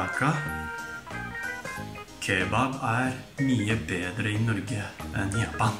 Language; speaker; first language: Norwegian; non-native, fluent; Japanese